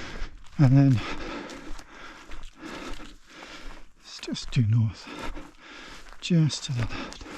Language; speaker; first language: English; native; English